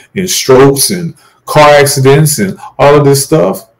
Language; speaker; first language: English; native; English